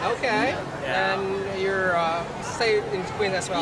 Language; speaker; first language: English; non-native, fluent; Indonesian